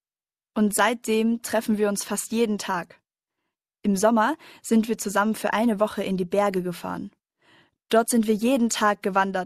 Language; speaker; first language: German; non-native, learner; Bangla